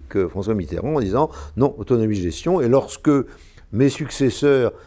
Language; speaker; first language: French; native; French